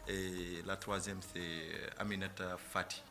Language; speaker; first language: French; non-native, fluent; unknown